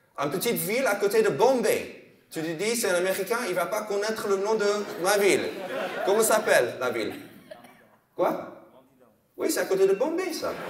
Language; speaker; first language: French; non-native, fluent; English